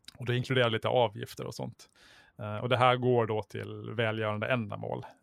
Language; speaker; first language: Swedish; native; Swedish